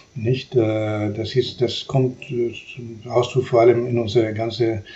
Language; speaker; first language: German; non-native, fluent; Spanish